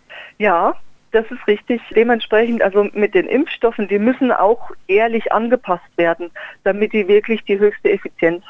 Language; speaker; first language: German; native; German